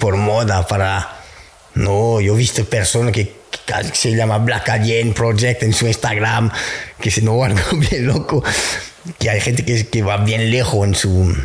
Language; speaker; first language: Spanish; non-native, fluent; French